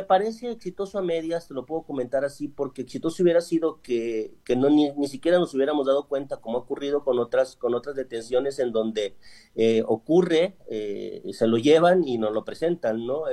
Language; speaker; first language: Spanish; native; Spanish